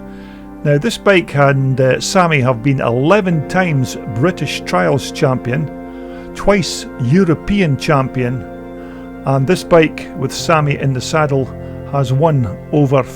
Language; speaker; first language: English; native; English